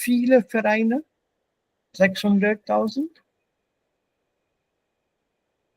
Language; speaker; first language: German; non-native, fluent; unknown